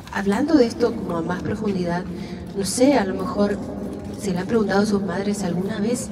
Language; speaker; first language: Spanish; native; Spanish